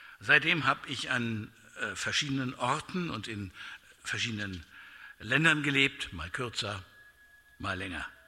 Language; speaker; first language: German; native; German